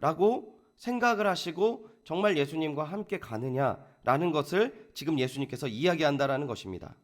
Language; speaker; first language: Korean; native; Korean